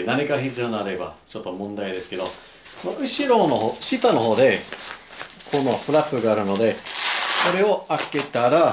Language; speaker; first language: Japanese; non-native, learner; English